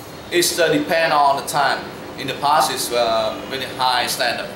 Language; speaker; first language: English; non-native, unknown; Vietnamese